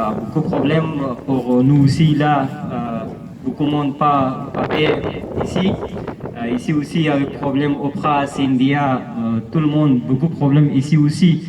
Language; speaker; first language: French; non-native, learner; Persian